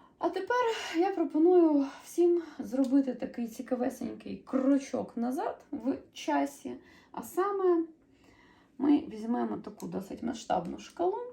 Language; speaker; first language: Ukrainian; native; Ukrainian